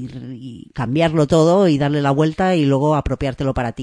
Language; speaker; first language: Spanish; native; Spanish